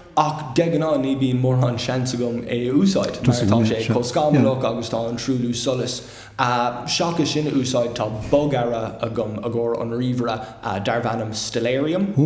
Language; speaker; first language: Irish; non-native, local second language; English